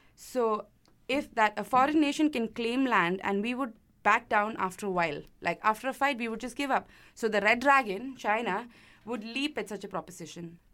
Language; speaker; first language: English; non-native, local second language; Malayalam